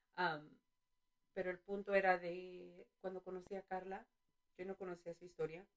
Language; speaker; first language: Spanish; early bilingual, heritage; Spanish